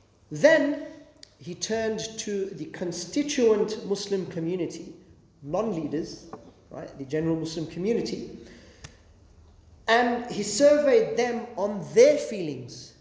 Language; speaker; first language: English; native; English